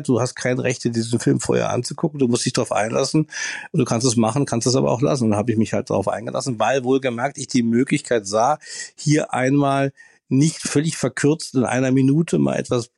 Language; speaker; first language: German; native; German